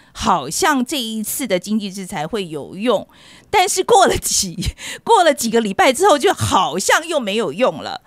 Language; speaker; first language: Chinese; native; Chinese